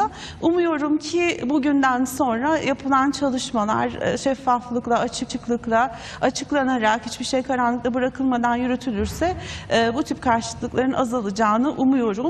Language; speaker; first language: Turkish; native; Turkish